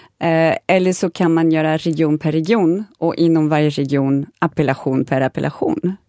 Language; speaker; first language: Swedish; non-native, fluent; French